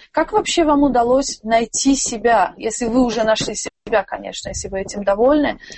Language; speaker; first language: Russian; non-native, local second language; Tajik